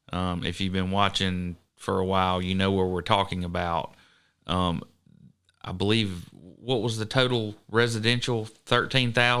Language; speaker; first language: English; native; English